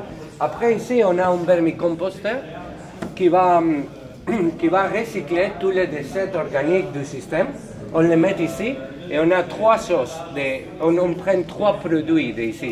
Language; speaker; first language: French; non-native, learner; Spanish